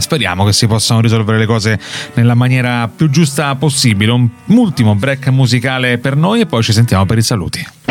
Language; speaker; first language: Italian; native; Italian